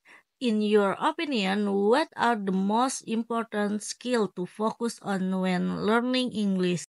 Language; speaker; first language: English; non-native, learner; Indonesian